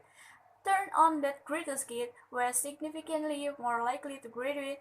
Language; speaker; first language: English; non-native, learner; Indonesian